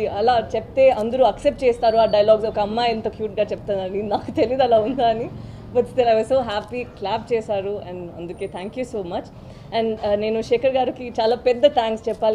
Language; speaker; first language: Telugu; non-native, learner; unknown